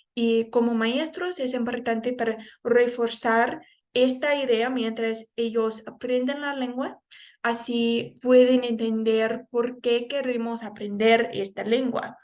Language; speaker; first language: Spanish; non-native, fluent; English